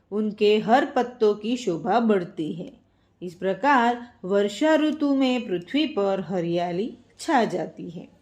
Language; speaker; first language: Hindi; non-native, local second language; Gujarati